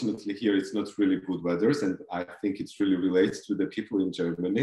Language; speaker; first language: English; non-native, fluent; Georgian